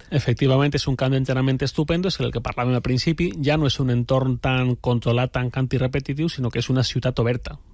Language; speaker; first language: Catalan; native; Catalan